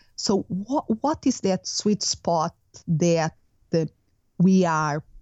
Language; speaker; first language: English; non-native, fluent; Portuguese